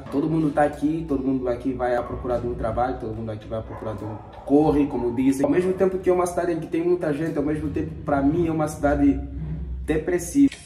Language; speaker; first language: Portuguese; native; Portuguese